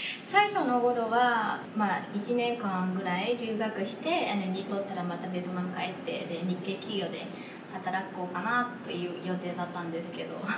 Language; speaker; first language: Japanese; non-native, fluent; Vietnamese